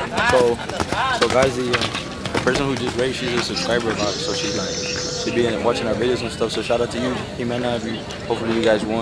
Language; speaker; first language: English; early bilingual, other home language; Spanish